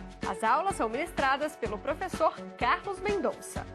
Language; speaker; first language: Portuguese; native; Portuguese